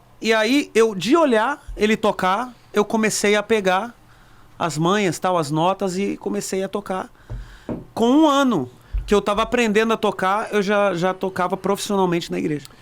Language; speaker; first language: Portuguese; native; Portuguese